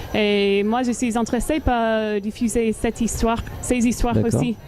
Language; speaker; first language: French; non-native, learner; English